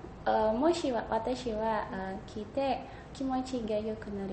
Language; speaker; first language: Japanese; non-native, learner; Indonesian